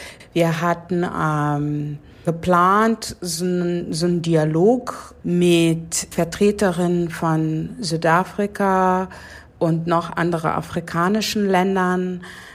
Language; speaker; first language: German; non-native, fluent; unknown